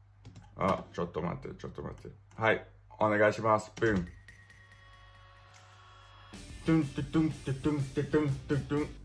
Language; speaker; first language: Japanese; non-native, learner; English